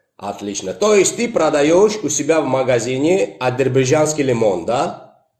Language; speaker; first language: Russian; non-native, local second language; Azerbaijani